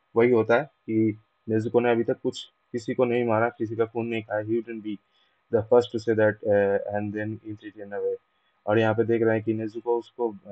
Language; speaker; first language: Hindi; non-native, local second language; Bangla